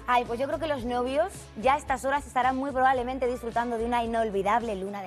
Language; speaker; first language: Spanish; native; Spanish